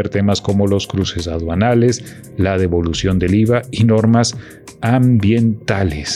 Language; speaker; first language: Spanish; native; Spanish